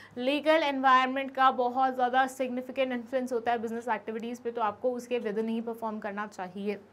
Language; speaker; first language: Hindi; native; Hindi